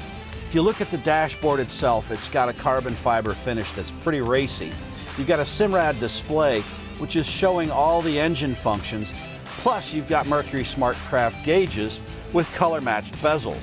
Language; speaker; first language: English; native; English